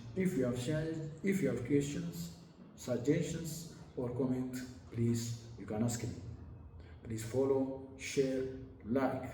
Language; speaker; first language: English; non-native, local second language; Amharic